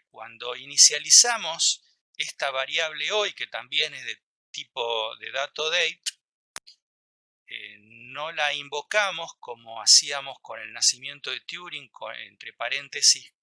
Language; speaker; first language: Spanish; native; Spanish